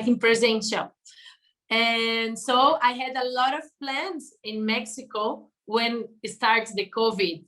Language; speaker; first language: English; non-native, learner; Portuguese